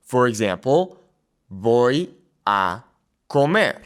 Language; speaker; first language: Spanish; non-native, fluent; English